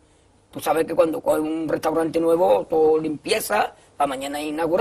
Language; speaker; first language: Spanish; native; Spanish